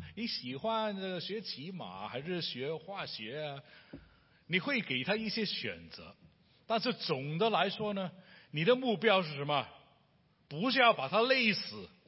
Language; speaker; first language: Chinese; non-native, local second language; Cantonese